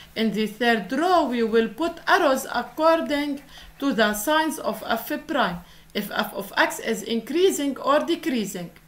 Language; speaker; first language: English; non-native, local second language; Arabic